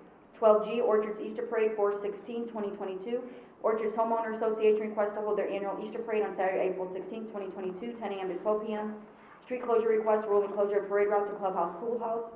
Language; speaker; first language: English; native; English